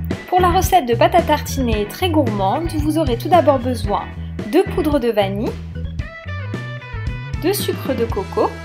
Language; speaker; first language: French; native; French